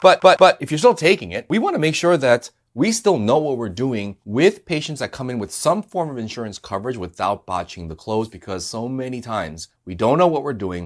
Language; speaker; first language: English; native; English